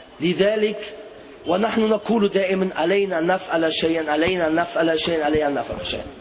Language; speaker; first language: Arabic; non-native, fluent; German